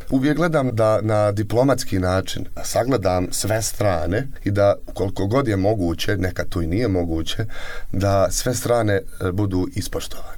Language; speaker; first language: Croatian; native; Croatian